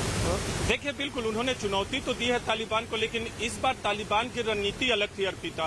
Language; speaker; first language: Hindi; native; Hindi